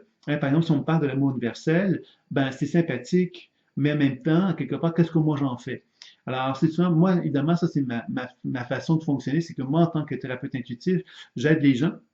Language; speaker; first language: French; native; French